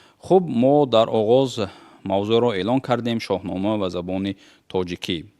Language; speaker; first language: Tajik; native; Tajik